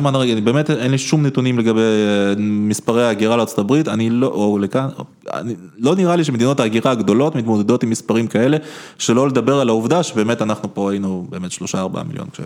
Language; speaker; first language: Hebrew; early bilingual, other home language; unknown